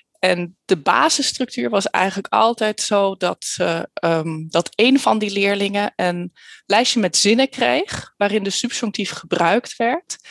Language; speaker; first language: Dutch; early bilingual, heritage; Dutch